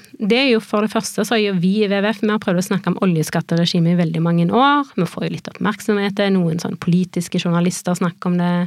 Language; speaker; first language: Norwegian; native; Norwegian